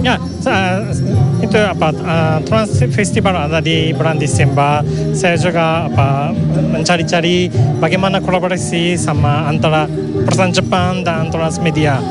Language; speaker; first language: Indonesian; non-native, learner; Japanese